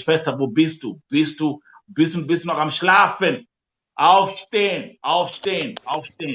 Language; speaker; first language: German; non-native, learner; Swahili